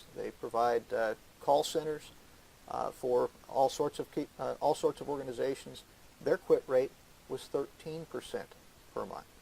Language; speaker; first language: English; native; English